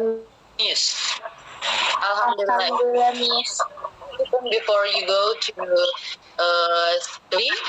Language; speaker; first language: English; non-native, learner; Indonesian